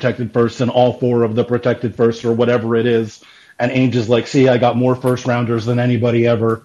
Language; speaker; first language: English; native; English